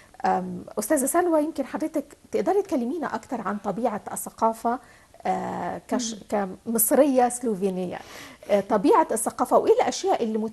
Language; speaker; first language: Arabic; native; Arabic